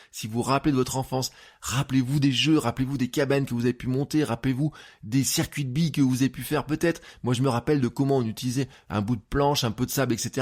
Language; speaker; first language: French; native; French